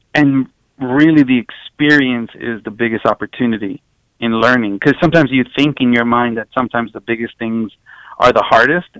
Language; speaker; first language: English; native; English